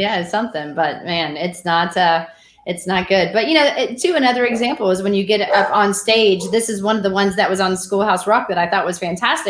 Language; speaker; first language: English; native; English